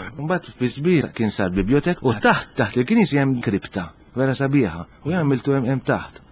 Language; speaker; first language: Maltese; early bilingual, heritage; Italian